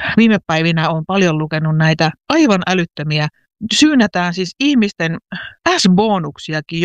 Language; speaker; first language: Finnish; native; Finnish